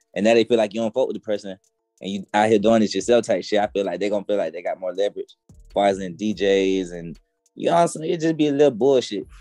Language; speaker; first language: English; native; English